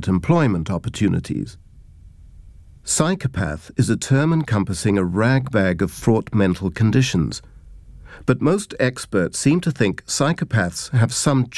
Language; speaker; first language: English; native; English